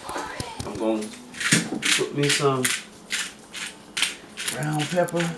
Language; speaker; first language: English; native; English